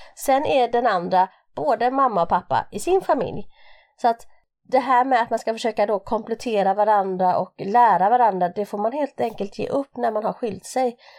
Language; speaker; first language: Swedish; early bilingual, other home language; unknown